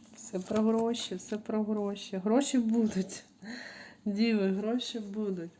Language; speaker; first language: Ukrainian; non-native, local second language; Russian